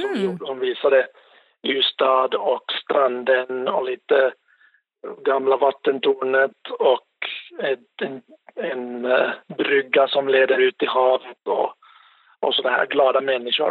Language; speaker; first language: Swedish; non-native, local second language; Finnish